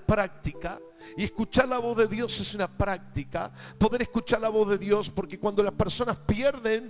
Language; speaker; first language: Spanish; native; Spanish